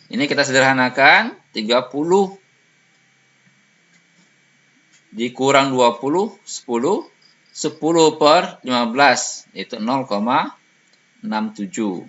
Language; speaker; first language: Indonesian; native; Indonesian